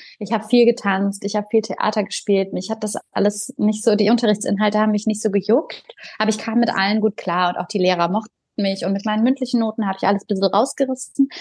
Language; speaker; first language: German; early bilingual, other home language; Bulgarian